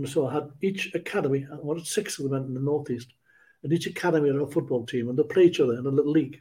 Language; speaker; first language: English; native; English